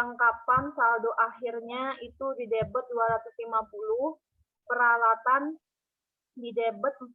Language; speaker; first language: Indonesian; native; Indonesian